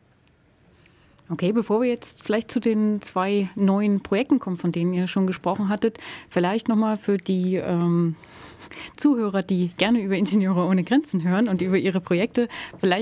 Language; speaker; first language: German; native; German